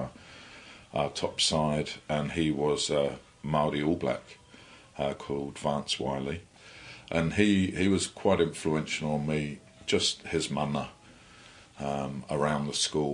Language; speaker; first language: English; native; English